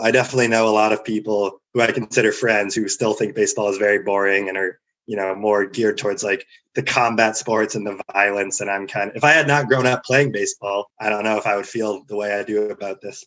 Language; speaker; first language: English; native; English